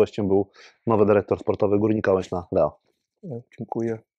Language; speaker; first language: Polish; non-native, learner; Portuguese